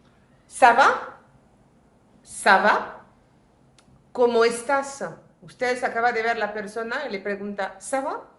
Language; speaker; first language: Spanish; non-native, fluent; French